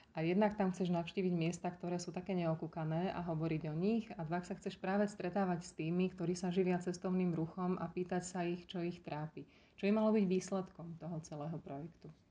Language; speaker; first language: Slovak; native; Slovak